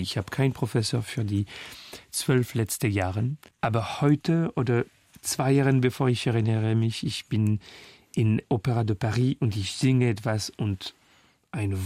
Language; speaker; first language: German; non-native, local second language; French